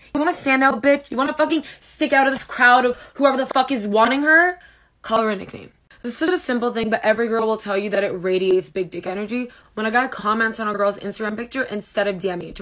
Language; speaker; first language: English; native; English